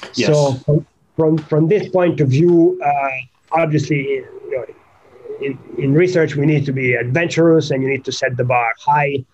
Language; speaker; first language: English; non-native, fluent; Italian